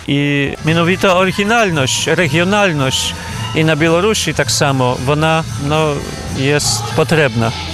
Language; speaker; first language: Polish; non-native, local second language; Belarusian